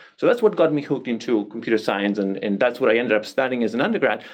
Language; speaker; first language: English; non-native, fluent; Catalan